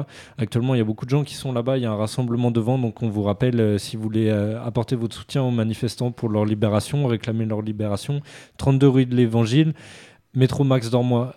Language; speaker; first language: French; native; French